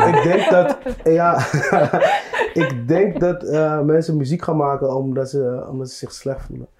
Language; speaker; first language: Dutch; native; Dutch